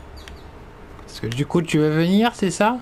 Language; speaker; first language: French; native; French